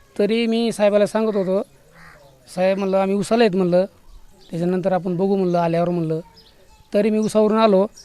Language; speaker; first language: Marathi; non-native, local second language; Lambadi